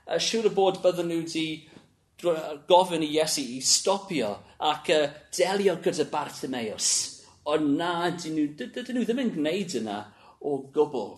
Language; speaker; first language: Welsh; non-native, local second language; English